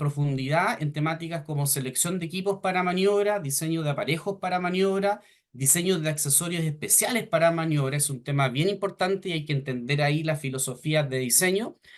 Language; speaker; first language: Spanish; native; Spanish